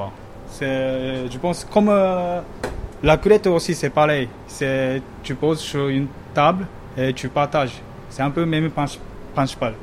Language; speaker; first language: French; non-native, fluent; Japanese